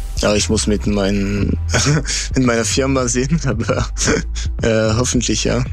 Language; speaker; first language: German; non-native, fluent; French